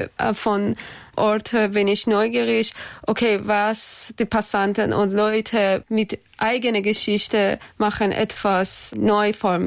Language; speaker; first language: German; non-native, learner; Persian